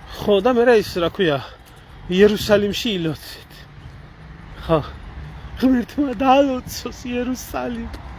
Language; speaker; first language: Georgian; native; Georgian